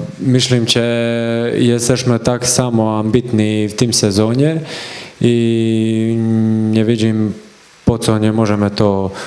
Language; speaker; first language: Polish; non-native, learner; Croatian